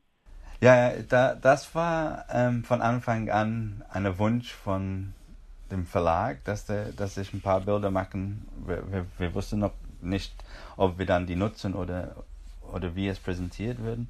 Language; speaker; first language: German; non-native, fluent; English